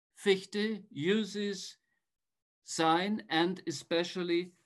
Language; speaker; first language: English; non-native, fluent; German